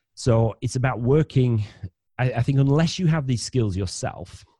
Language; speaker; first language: English; native; English